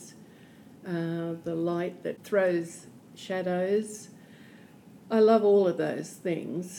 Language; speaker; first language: English; native; English